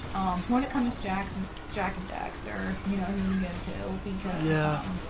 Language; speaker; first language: English; native; English